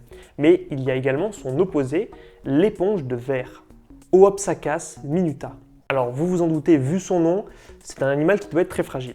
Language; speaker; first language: French; native; French